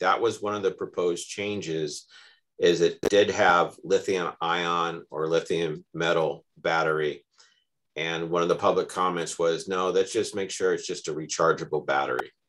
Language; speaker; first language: English; native; English